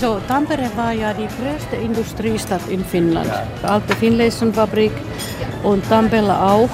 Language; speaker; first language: German; non-native, fluent; Finnish